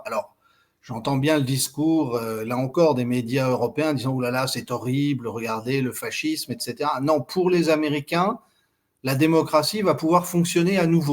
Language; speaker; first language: French; native; French